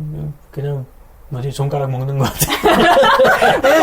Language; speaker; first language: Korean; non-native, fluent; French